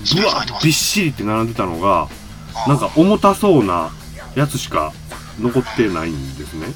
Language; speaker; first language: Japanese; native; Japanese